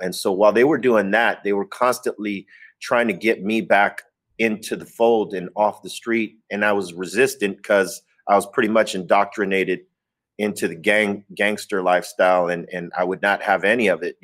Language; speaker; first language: English; native; English